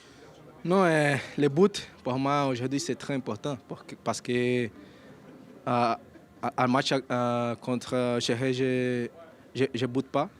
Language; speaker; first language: French; non-native, learner; Portuguese